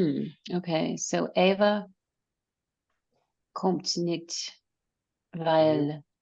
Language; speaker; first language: German; non-native, learner; English